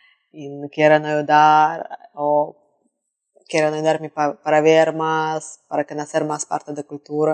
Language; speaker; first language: Spanish; non-native, learner; Russian